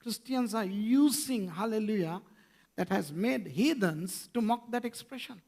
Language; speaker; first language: English; non-native, local second language; Sinhala